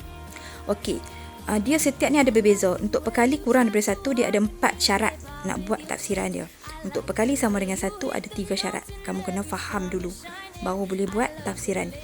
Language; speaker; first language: Malay; native; Malay